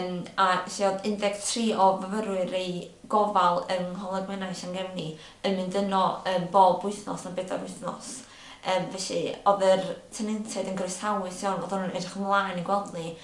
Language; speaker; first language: Welsh; native; Welsh